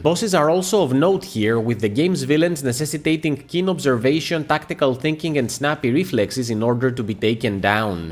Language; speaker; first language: English; native; English